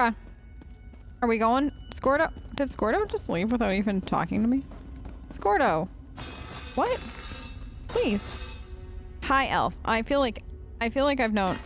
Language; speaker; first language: English; native; English